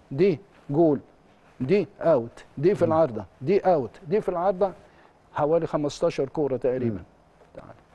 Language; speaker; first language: Egyptian Arabic; native; Egyptian Arabic